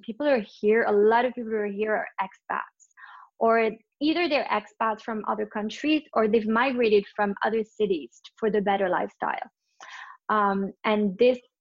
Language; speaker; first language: English; native; English